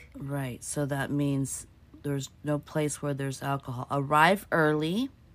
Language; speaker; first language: English; early bilingual, other home language; Portuguese